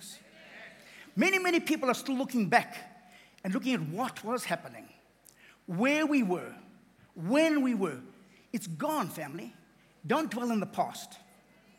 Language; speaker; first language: English; native; English